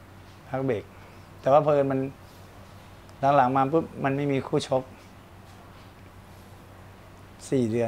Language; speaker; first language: Thai; native; Thai